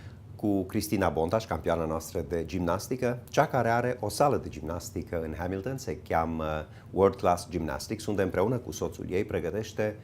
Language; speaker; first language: Romanian; native; Romanian